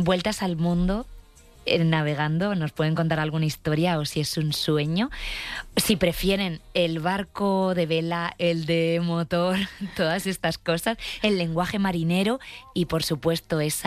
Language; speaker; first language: Spanish; native; Spanish